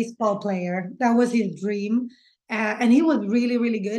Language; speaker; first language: English; non-native, fluent; Swedish